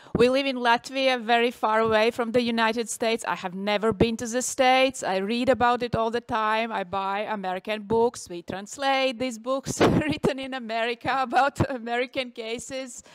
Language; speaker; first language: English; non-native, fluent; Latvian